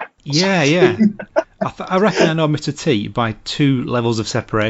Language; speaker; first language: English; native; English